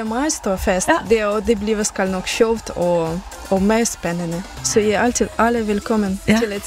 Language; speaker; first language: Danish; non-native, learner; Ukrainian